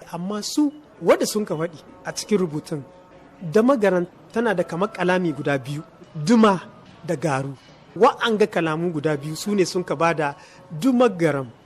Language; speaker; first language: Hausa; native; Hausa